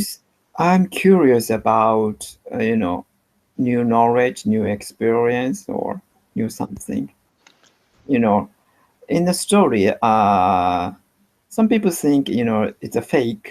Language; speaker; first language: English; non-native, learner; Japanese